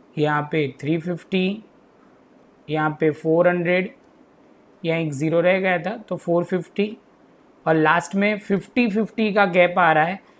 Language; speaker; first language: Hindi; non-native, local second language; Gujarati